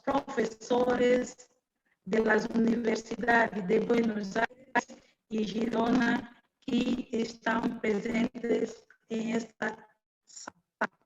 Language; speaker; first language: Spanish; non-native, fluent; Portuguese